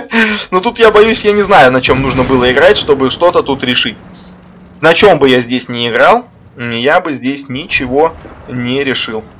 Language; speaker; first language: Russian; native; Russian